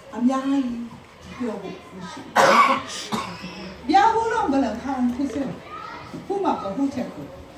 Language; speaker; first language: Burmese; non-native, local second language; Hakha Chin